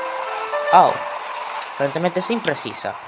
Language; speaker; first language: Portuguese; non-native, learner; Spanish